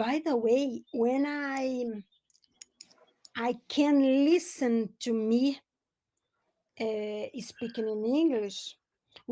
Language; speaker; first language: English; non-native, learner; Portuguese